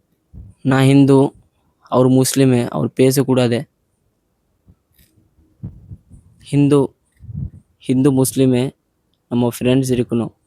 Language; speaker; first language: Tamil; non-native, learner; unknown